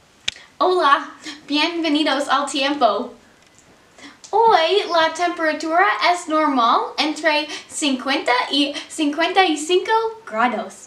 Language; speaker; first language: Spanish; non-native, learner; English